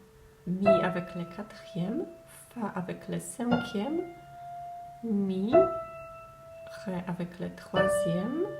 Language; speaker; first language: French; non-native, fluent; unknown